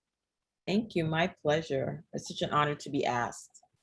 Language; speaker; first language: English; native; English